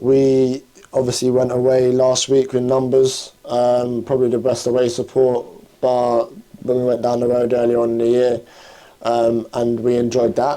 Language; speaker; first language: English; native; English